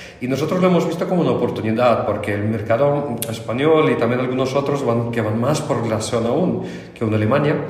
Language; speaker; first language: Spanish; non-native, fluent; Russian